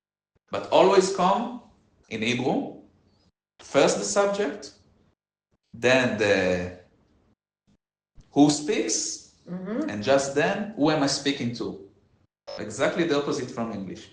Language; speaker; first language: English; non-native, learner; Hebrew